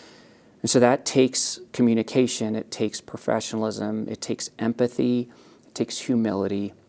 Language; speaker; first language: English; native; English